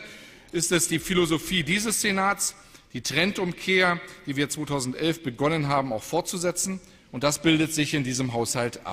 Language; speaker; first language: German; native; German